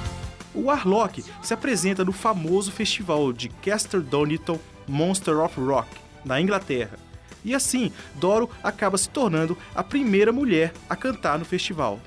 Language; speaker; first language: Portuguese; native; Portuguese